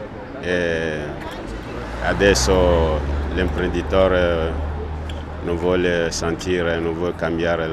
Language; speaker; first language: Italian; non-native, learner; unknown